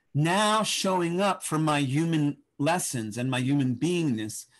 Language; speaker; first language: English; native; English